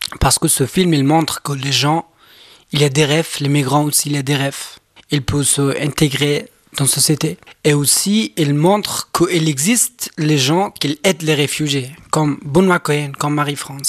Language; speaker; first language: French; non-native, learner; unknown